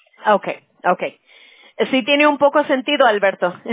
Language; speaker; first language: Spanish; early bilingual, other home language; English